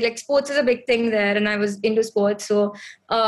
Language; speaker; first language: English; non-native, local second language; Konkani